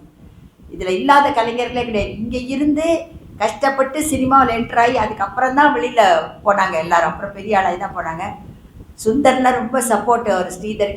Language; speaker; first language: Tamil; native; Tamil